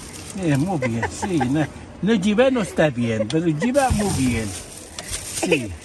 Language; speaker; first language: Spanish; non-native, learner; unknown